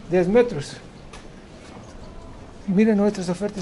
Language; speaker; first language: Spanish; non-native, learner; Portuguese